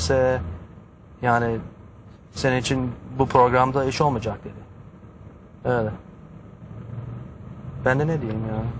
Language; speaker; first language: Turkish; early bilingual, heritage; English